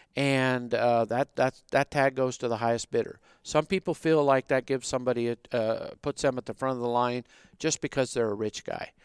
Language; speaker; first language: English; native; English